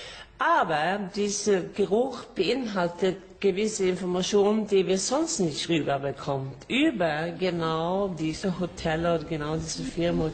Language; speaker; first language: German; non-native, fluent; Norwegian